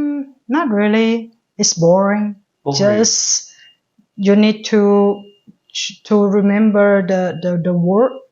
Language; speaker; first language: English; non-native, learner; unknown